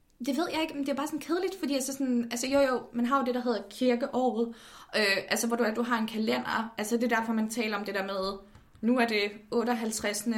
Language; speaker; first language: Danish; native; Danish